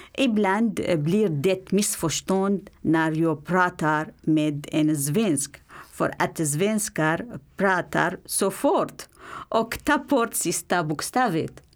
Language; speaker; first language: Swedish; non-native, learner; Arabic